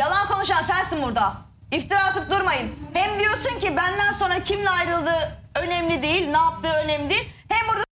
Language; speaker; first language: Turkish; native; Turkish